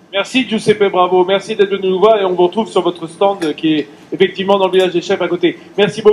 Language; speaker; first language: French; native; French